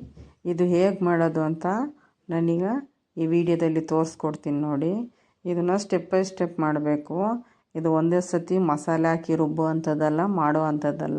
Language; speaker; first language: Kannada; native; Kannada